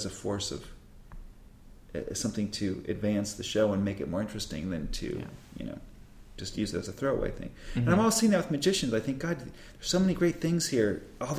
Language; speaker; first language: English; native; English